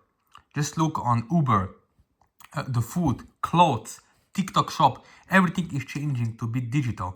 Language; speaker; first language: English; non-native, fluent; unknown